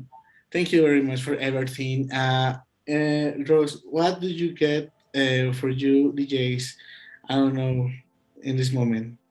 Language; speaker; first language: English; non-native, learner; Spanish